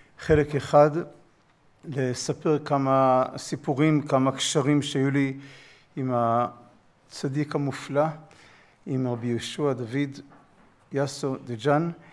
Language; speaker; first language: Hebrew; native; Hebrew